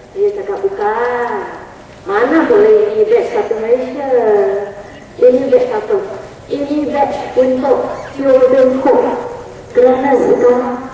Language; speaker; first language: Malay; non-native, local second language; Chinese